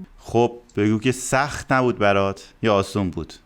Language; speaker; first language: Persian; native; Persian